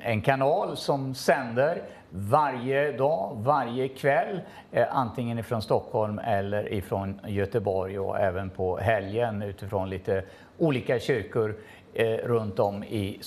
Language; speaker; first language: Swedish; native; Swedish